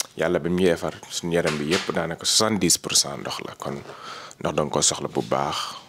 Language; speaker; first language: Wolof; early bilingual, heritage; Wolof